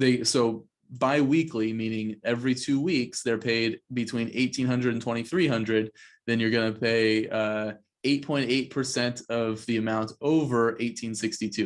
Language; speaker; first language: English; native; English